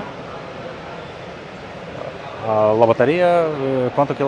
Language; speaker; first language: Spanish; non-native, learner; Russian